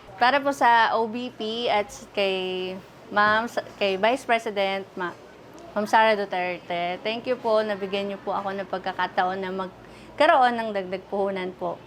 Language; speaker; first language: Filipino; native; Filipino